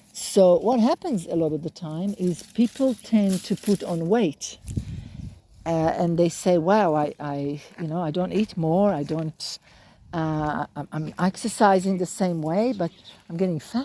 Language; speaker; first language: English; native; English